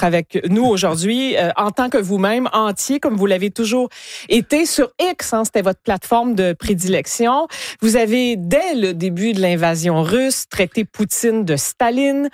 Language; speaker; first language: French; native; French